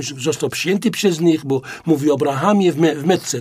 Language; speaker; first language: Polish; non-native, fluent; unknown